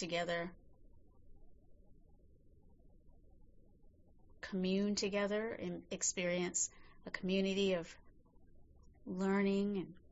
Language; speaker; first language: English; native; English